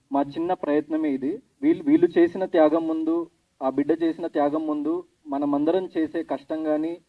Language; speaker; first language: Telugu; native; Telugu